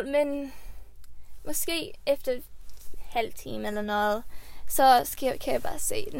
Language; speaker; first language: Danish; early bilingual, heritage; Swedish